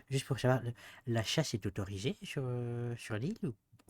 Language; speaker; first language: French; native; French